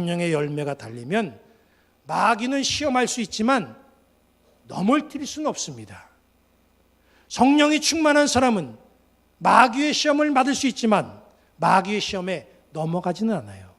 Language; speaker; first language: Korean; native; Korean